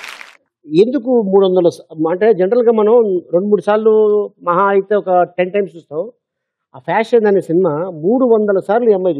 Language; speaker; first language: Telugu; native; Telugu